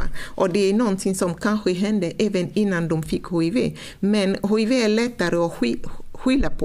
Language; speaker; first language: Swedish; non-native, fluent; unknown